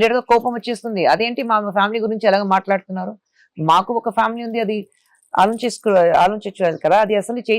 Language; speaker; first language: Telugu; non-native, local second language; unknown